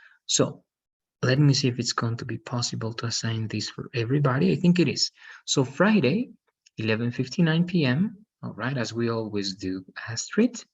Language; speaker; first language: English; non-native, fluent; Spanish